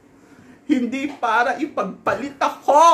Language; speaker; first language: Filipino; native; Filipino